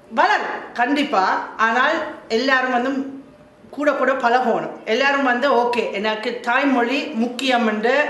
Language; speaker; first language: Tamil; non-native, fluent; German